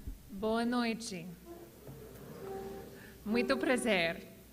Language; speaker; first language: Portuguese; non-native, learner; English